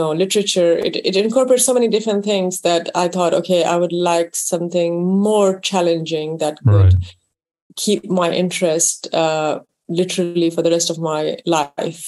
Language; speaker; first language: English; non-native, local second language; Urdu